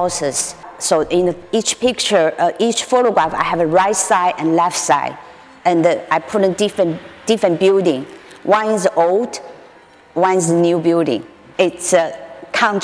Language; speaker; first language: English; non-native, learner; Chinese